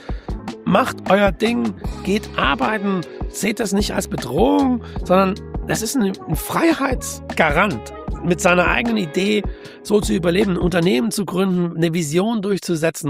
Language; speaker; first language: German; native; German